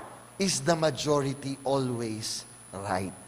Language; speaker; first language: English; non-native, local second language; Pampanga